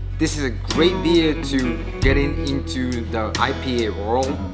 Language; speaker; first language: English; non-native, fluent; Japanese